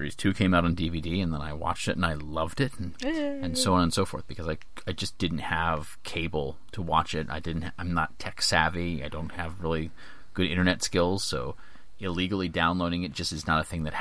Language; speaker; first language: English; native; English